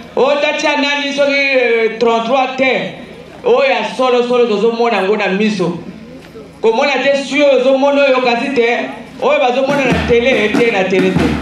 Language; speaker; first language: Lingala; non-native, local second language; Kituba (Democratic Republic of Congo)